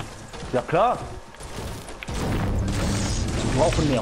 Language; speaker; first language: German; non-native, learner; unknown